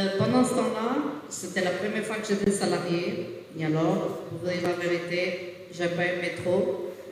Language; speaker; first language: French; non-native, fluent; Portuguese